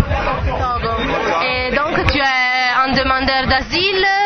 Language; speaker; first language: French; non-native, fluent; Italian